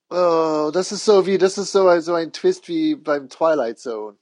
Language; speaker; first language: German; non-native, fluent; English